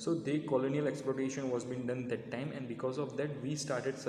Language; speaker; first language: English; non-native, local second language; Hindi